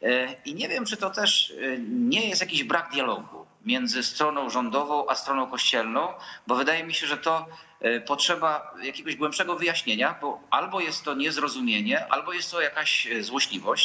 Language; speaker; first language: Polish; native; Polish